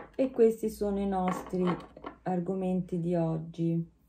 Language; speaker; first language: Italian; early bilingual, heritage; Italian